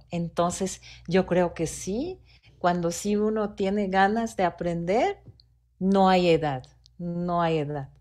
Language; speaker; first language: Spanish; non-native, fluent; Japanese